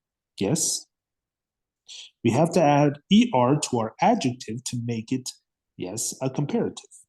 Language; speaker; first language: English; non-native, fluent; Spanish